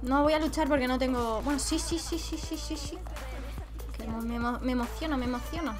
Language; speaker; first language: Spanish; native; Spanish